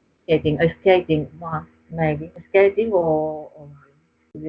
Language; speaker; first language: English; non-native, learner; Spanish